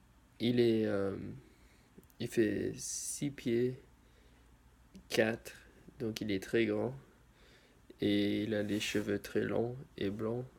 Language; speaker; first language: French; non-native, learner; English